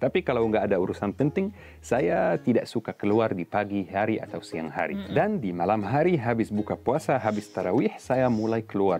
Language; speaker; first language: Indonesian; non-native, fluent; Arabic